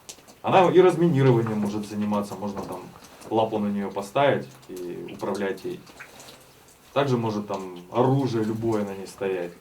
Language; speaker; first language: Russian; native; Russian